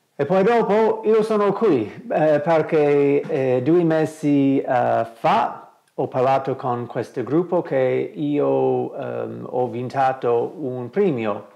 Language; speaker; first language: Italian; non-native, learner; English